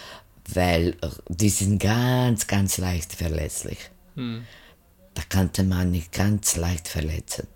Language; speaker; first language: German; non-native, fluent; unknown